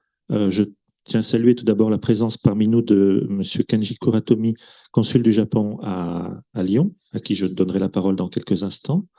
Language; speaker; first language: French; native; French